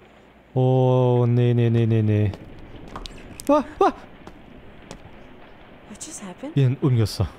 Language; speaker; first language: Korean; non-native, fluent; German